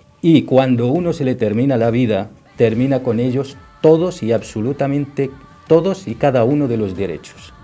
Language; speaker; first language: Spanish; non-native, fluent; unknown